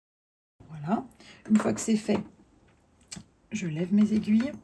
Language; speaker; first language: French; native; French